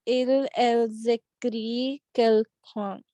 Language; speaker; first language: French; non-native, learner; Hindi